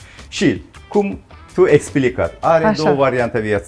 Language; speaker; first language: Romanian; non-native, learner; Turkish